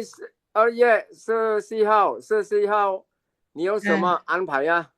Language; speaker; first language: Chinese; non-native, learner; Indonesian